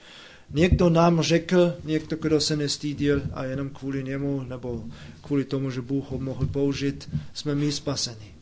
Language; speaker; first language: Czech; non-native, fluent; German